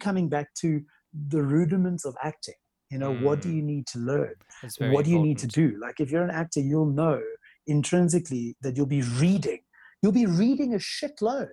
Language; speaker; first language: English; native; English